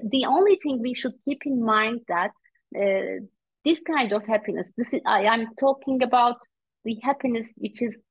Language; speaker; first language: English; non-native, fluent; Turkish